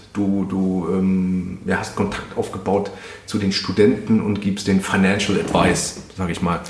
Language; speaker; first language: German; native; German